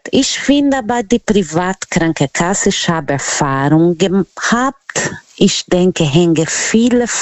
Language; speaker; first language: German; non-native, learner; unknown